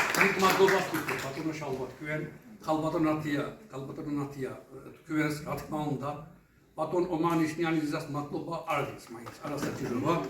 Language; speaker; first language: Georgian; non-native, fluent; Turkish